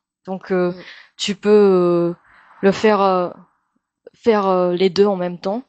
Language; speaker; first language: French; non-native, fluent; Chinese